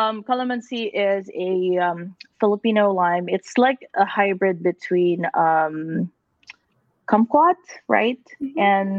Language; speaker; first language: English; non-native, local second language; Filipino